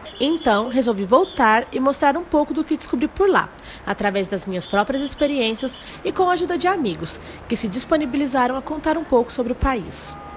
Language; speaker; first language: Portuguese; native; Portuguese